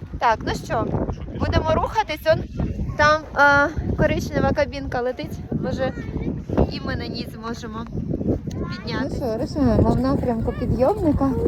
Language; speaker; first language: Ukrainian; native; Ukrainian